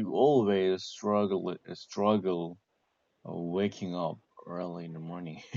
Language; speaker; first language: English; non-native, learner; Korean